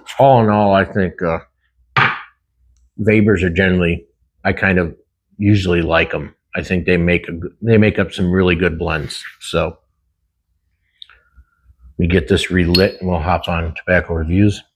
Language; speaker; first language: English; native; English